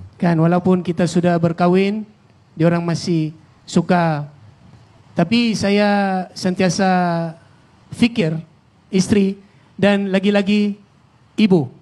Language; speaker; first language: Malay; non-native, fluent; Filipino